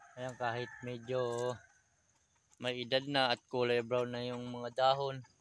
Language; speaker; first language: Filipino; non-native, local second language; Bikol